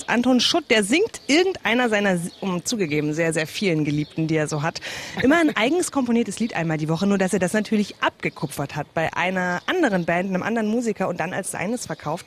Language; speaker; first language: German; native; German